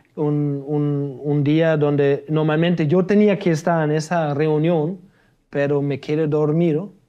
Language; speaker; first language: Spanish; non-native, fluent; German